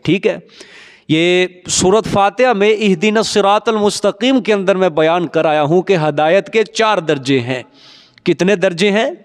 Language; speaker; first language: Urdu; non-native, local second language; Punjabi